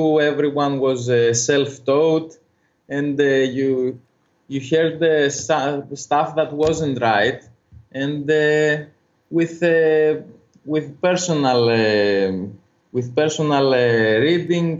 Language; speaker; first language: English; non-native, fluent; Greek